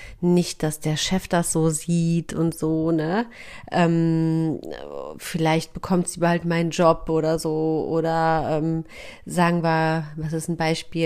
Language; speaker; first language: German; native; German